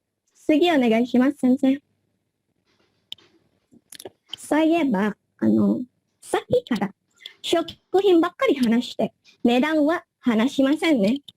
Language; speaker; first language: Japanese; non-native, learner; Indonesian